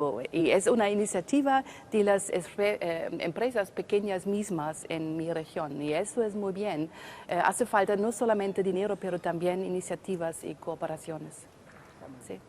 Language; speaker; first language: Spanish; non-native, fluent; German